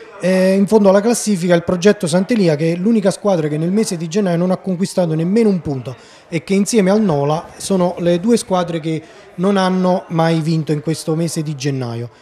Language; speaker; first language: Italian; native; Italian